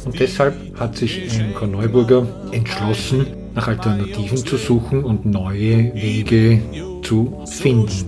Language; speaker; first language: German; native; German